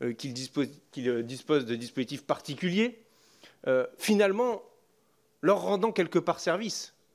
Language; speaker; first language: French; native; French